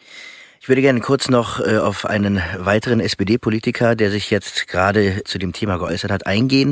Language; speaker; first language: German; native; German